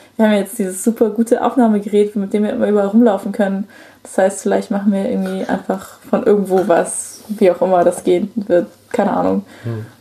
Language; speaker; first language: German; early bilingual, other home language; Chinese